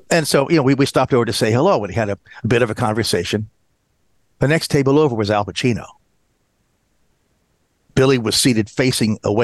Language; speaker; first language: English; native; English